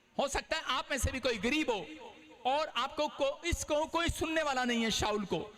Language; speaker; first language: Hindi; non-native, local second language; Punjabi